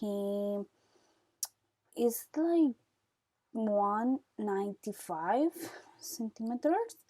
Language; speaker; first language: English; non-native, learner; Spanish